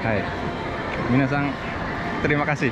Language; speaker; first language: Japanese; non-native, learner; Indonesian